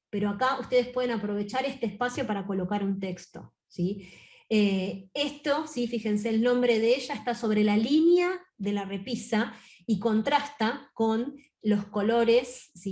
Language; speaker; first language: Spanish; native; Spanish